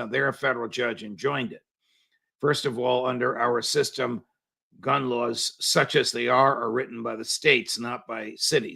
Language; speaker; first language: English; native; English